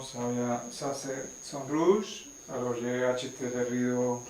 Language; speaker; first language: French; non-native, learner; Spanish